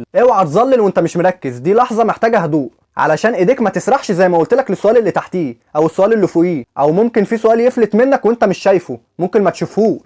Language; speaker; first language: Arabic; native; Arabic